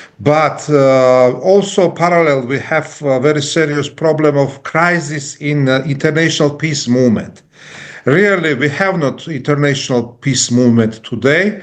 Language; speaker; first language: English; non-native, learner; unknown